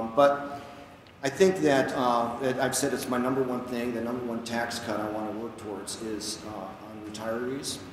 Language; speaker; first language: English; native; English